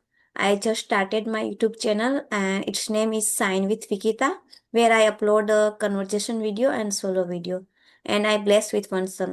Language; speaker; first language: English; non-native, learner; Gujarati